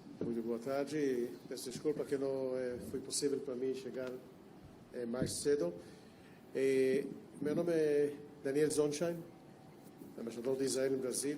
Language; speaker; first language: Portuguese; non-native, fluent; Hebrew